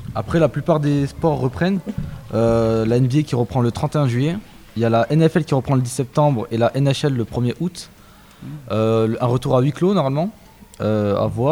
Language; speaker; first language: French; native; French